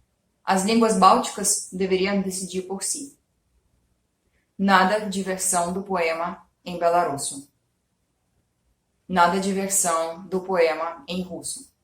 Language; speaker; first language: Portuguese; non-native, fluent; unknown